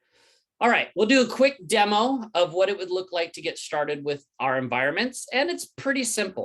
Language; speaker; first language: English; native; English